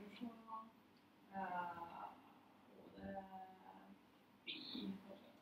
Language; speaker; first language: Chinese; non-native, learner; English